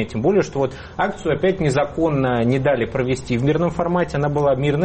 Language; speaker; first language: Russian; native; Russian